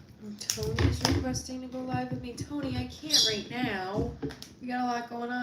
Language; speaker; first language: English; native; English